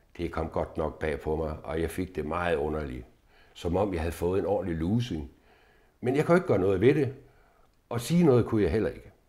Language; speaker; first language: Danish; native; Danish